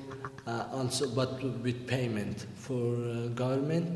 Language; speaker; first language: English; non-native, learner; Persian